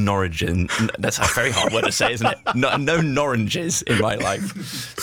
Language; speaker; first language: English; native; English